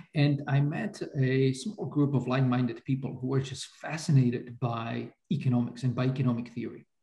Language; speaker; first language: English; non-native, fluent; Slovak